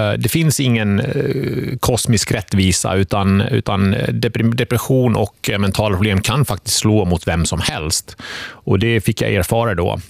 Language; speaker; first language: Swedish; early bilingual, other home language; Finnish